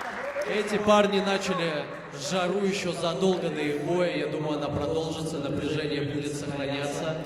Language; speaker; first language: Russian; native; Russian